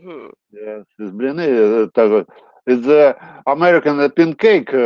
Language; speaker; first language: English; non-native, learner; Russian